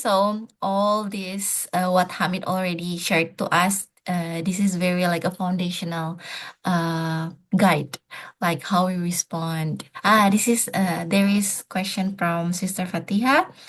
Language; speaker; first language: English; non-native, fluent; Indonesian